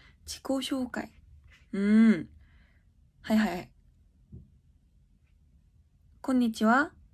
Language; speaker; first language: Japanese; non-native, learner; Korean